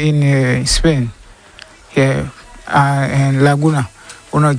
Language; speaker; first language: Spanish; non-native, learner; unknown